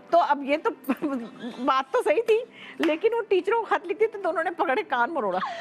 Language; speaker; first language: Urdu; native; Urdu